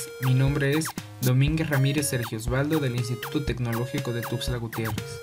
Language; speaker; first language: Spanish; native; Spanish